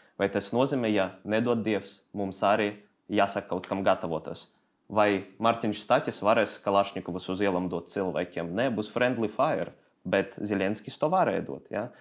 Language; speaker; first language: Latvian; non-native, local second language; Russian